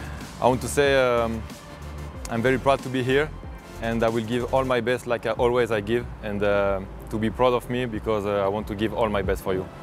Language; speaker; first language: English; non-native, fluent; French